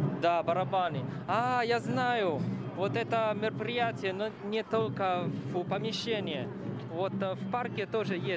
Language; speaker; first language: Russian; non-native, fluent; Chinese